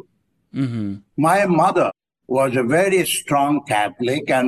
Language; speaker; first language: English; non-native, local second language; Bangla